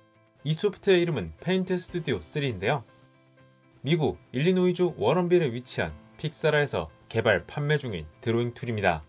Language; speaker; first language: Korean; native; Korean